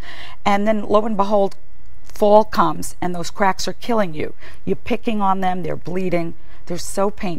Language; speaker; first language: English; native; English